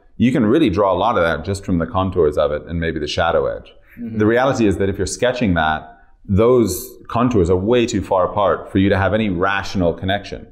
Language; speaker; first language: English; native; English